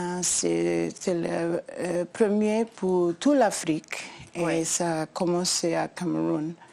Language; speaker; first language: French; non-native, learner; English